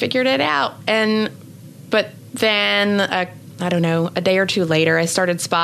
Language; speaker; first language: English; native; English